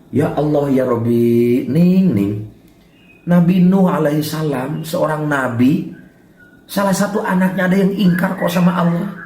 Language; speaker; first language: Indonesian; non-native, local second language; Sundanese